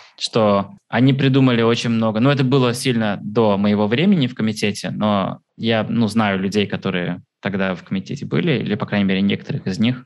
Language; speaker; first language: Russian; early bilingual, heritage; Russian